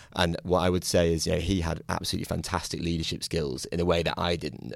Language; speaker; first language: English; native; English